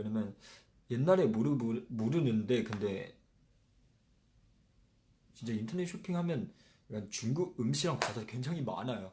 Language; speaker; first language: Korean; non-native, fluent; Chinese